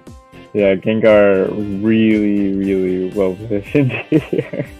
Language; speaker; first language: English; native; English